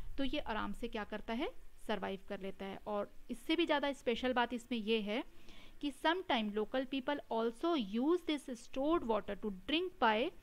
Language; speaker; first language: Hindi; native; Hindi